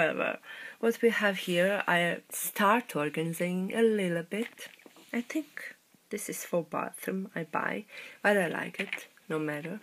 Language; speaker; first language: English; non-native, learner; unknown